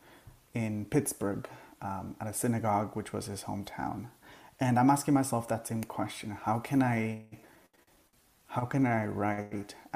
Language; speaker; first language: English; early bilingual, other home language; Spanish